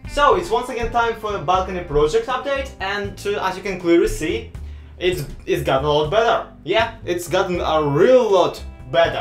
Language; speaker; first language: English; non-native, fluent; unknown